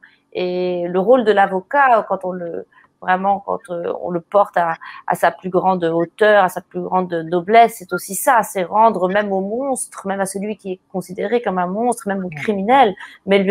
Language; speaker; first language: French; native; French